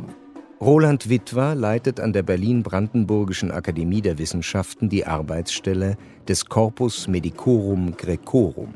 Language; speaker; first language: German; native; German